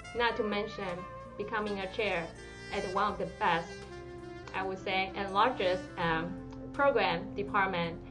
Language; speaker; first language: English; non-native, fluent; Chinese